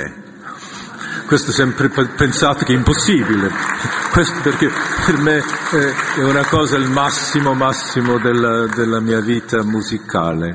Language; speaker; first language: Italian; non-native, fluent; Korean